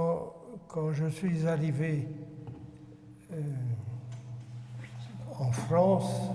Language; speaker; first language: French; non-native, fluent; Hungarian